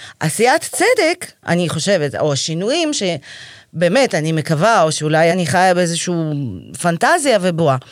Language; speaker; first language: Hebrew; early bilingual, other home language; Russian